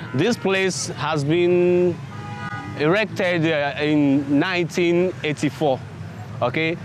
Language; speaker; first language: English; non-native, fluent; Ewe